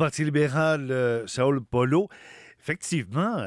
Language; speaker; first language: French; native; French